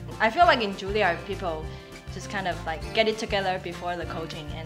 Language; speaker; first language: English; non-native, fluent; Chinese